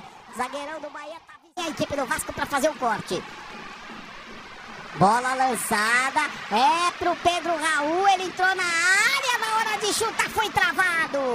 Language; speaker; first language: Portuguese; native; Portuguese